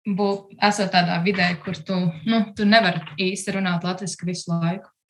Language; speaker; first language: Latvian; early bilingual, heritage; Latvian